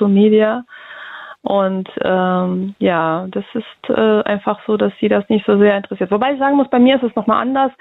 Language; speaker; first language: German; early bilingual, other home language; Russian